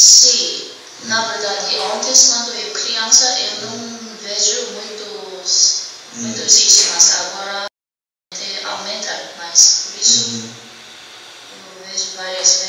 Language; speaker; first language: Portuguese; non-native, learner; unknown